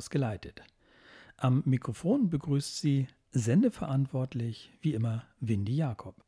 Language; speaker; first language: German; native; German